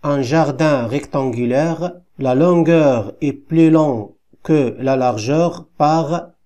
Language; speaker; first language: French; non-native, local second language; Arabic